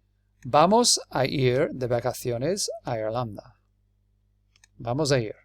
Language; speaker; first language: Spanish; non-native, fluent; English